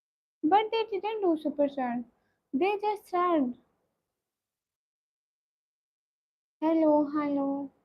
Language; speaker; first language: English; non-native, learner; Punjabi